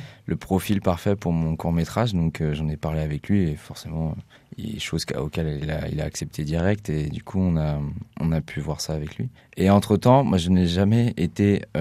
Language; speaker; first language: French; native; French